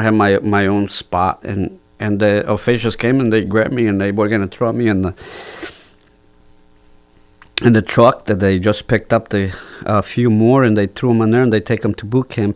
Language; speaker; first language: English; non-native, fluent; Spanish